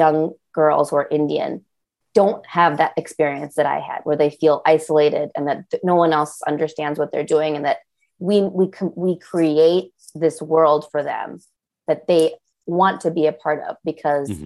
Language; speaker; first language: English; native; English